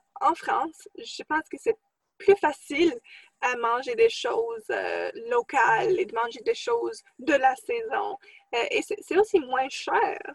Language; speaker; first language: French; non-native, fluent; English